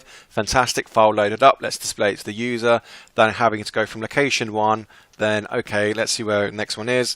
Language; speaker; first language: English; native; English